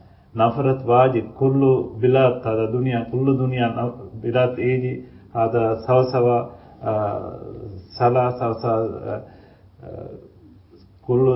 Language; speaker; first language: Arabic; non-native, learner; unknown